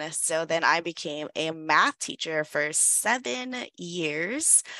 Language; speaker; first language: English; native; English